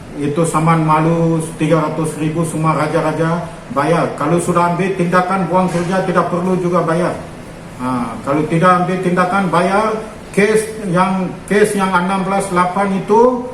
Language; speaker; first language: Malay; non-native, local second language; Tamil